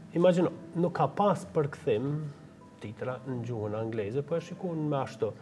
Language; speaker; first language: Albanian; native; Albanian